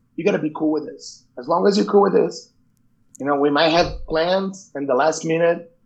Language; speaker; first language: English; non-native, fluent; Portuguese